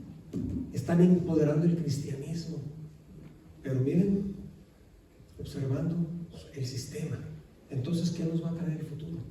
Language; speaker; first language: Spanish; native; Spanish